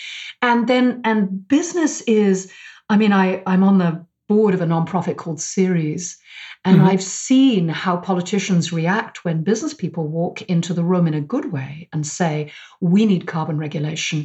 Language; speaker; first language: English; native; English